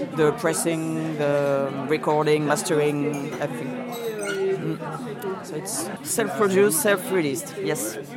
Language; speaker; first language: English; non-native, fluent; French